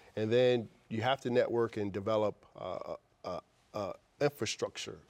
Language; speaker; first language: English; native; English